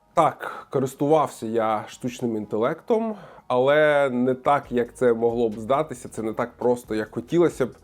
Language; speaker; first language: Ukrainian; non-native, local second language; Russian